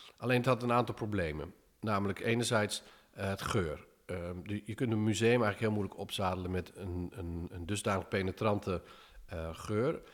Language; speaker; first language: Dutch; early bilingual, other home language; English